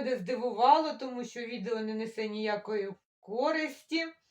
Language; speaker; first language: Ukrainian; non-native, local second language; Russian